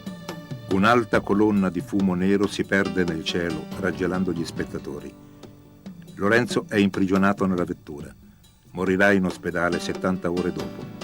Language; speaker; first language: Italian; native; Italian